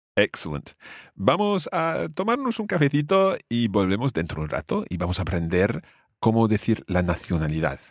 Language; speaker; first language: Spanish; non-native, fluent; English